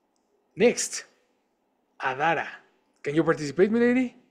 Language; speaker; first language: English; non-native, fluent; Spanish